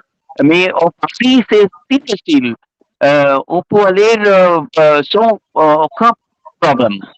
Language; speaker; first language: French; non-native, learner; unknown